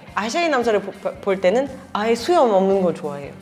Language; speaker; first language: Korean; non-native, fluent; French